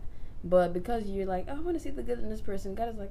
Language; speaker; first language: English; native; English